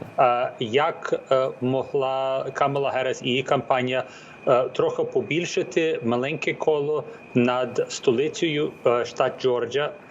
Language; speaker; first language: Ukrainian; early bilingual, heritage; Ukrainian